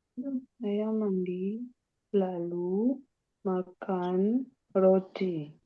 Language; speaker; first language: Indonesian; non-native, learner; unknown